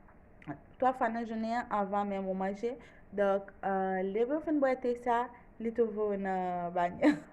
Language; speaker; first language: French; non-native, local second language; Haitian Creole